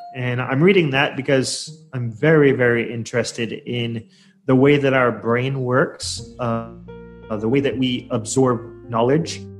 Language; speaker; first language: English; native; English